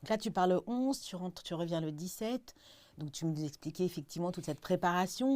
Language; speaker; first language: French; native; French